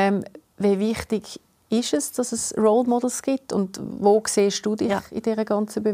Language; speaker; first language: German; native; German